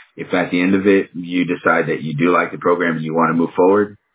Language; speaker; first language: English; native; English